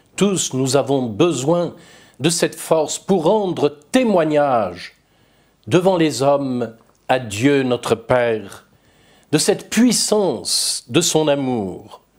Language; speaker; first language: French; native; French